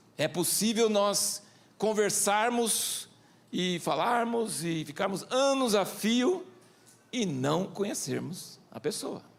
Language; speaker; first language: Portuguese; early bilingual, other home language; English